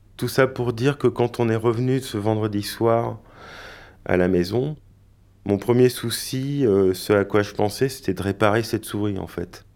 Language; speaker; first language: French; native; French